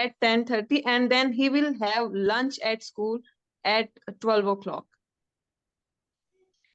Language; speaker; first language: English; non-native, learner; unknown